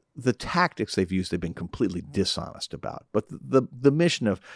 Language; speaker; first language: English; native; English